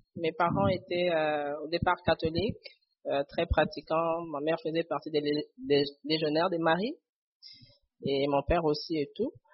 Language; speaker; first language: French; non-native, local second language; Lingala